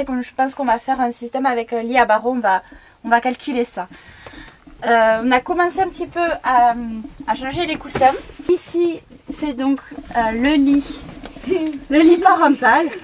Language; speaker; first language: French; native; French